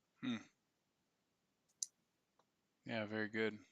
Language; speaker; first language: English; native; English